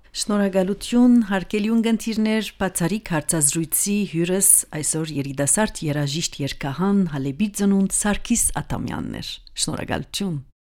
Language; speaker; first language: Armenian; early bilingual, heritage; Armenian